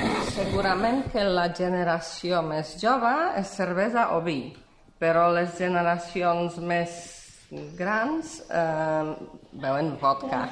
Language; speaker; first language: Catalan; non-native, fluent; Polish